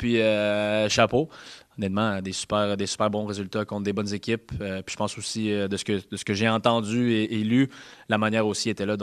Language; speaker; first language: French; native; French